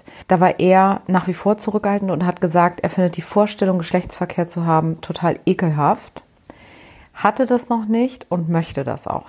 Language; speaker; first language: German; native; German